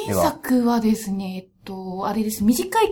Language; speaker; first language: Japanese; native; Japanese